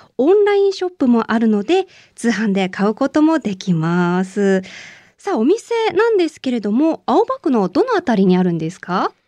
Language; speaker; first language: Japanese; native; Japanese